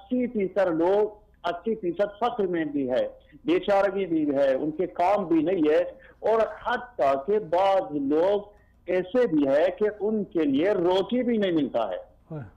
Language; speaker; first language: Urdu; non-native, learner; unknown